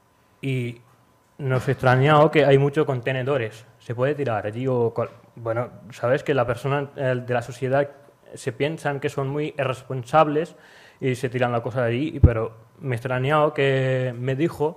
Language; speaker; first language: Spanish; non-native, learner; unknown